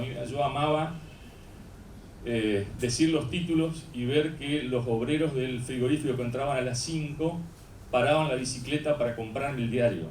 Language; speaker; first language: Spanish; native; Spanish